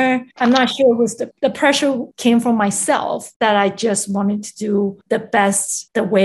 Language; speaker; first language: English; non-native, fluent; Chinese